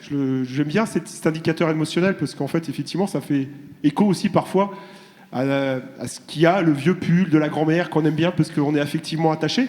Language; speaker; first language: French; native; French